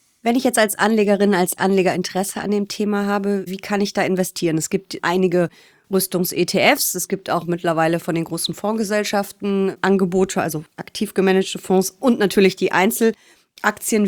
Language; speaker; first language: German; native; German